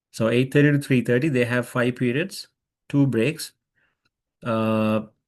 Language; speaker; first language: English; non-native, local second language; Sinhala